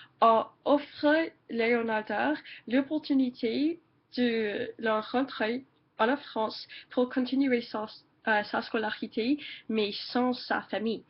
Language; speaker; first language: French; non-native, learner; English